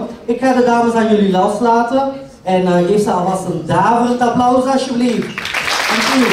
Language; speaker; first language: Dutch; native; Dutch